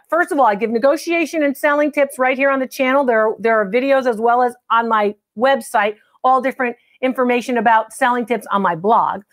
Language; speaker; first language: English; native; English